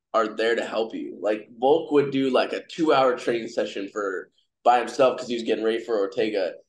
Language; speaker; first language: English; native; English